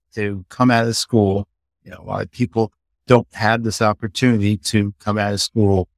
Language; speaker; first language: English; native; English